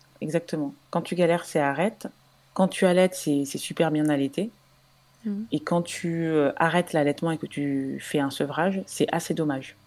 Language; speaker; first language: French; native; French